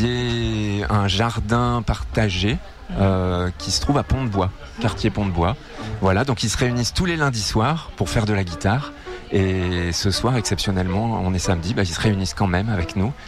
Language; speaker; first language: French; native; French